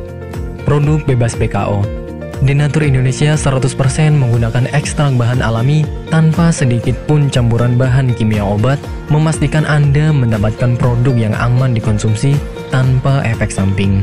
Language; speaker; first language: Indonesian; native; Indonesian